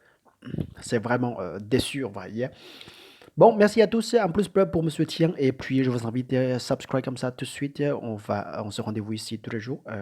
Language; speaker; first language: French; non-native, learner; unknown